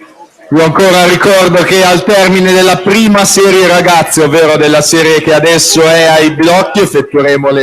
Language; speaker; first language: Italian; native; Italian